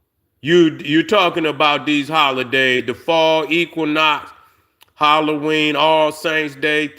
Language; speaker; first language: English; native; English